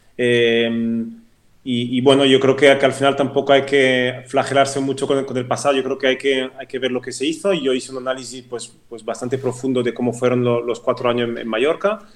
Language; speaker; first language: Spanish; non-native, fluent; French